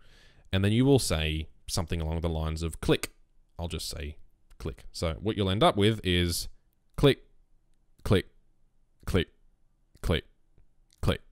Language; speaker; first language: English; native; English